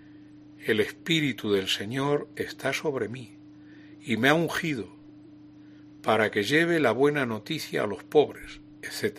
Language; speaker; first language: Spanish; native; Spanish